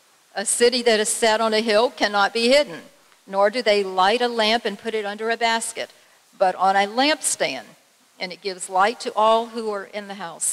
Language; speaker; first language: English; native; English